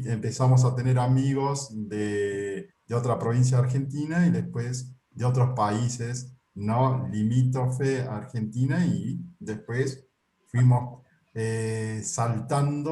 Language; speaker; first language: Spanish; native; Spanish